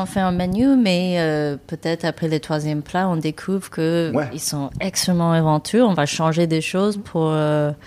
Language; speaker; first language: French; non-native, learner; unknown